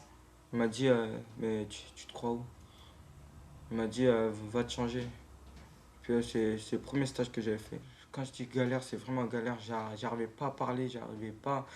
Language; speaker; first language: French; non-native, local second language; Comorian